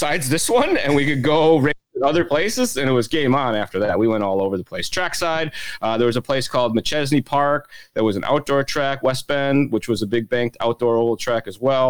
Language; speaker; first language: English; native; English